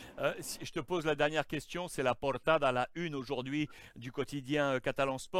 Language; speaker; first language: French; native; French